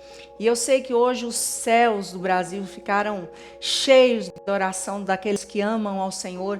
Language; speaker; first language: Portuguese; native; Portuguese